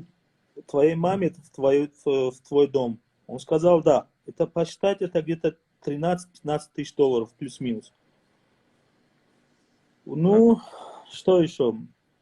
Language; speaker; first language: Russian; non-native, fluent; Tajik